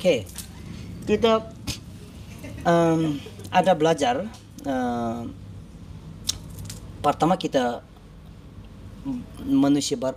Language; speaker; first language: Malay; non-native, learner; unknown